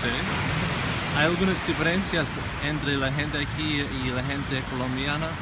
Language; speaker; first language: Spanish; non-native, fluent; English